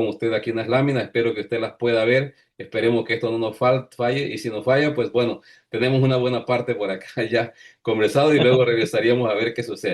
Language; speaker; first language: Spanish; native; Spanish